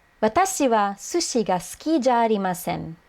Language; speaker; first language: Japanese; non-native, fluent; English